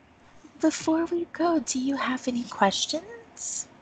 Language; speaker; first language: English; native; English